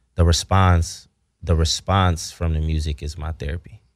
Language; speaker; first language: English; native; English